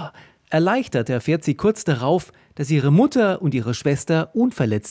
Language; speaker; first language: German; native; German